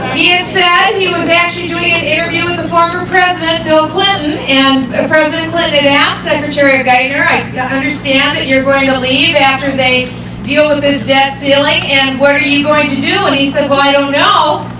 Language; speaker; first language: English; native; English